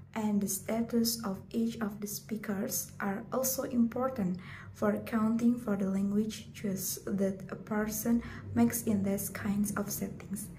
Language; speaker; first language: English; non-native, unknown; Indonesian